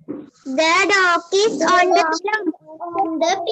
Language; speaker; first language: English; non-native, learner; Sinhala